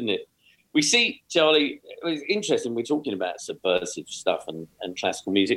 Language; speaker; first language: English; native; English